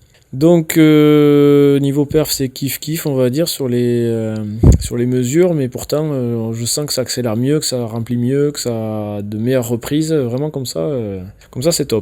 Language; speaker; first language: French; native; French